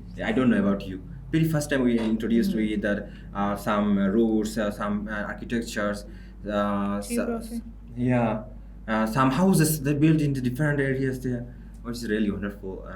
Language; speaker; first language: English; non-native, local second language; Bangla